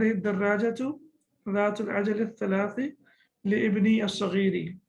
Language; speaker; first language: Arabic; non-native, fluent; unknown